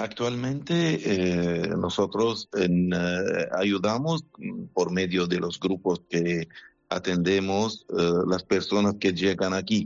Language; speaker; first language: Spanish; non-native, fluent; Arabic